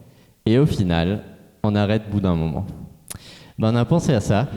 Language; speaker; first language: French; non-native, fluent; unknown